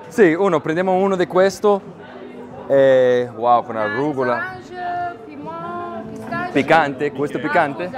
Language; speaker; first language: Italian; non-native, learner; English